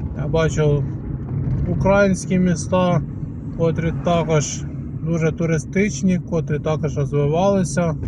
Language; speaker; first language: Ukrainian; non-native, local second language; Russian